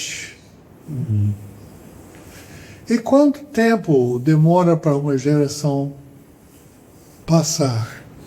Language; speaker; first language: Portuguese; non-native, fluent; English